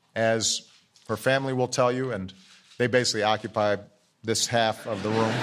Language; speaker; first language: English; native; English